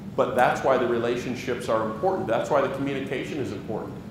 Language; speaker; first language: English; native; English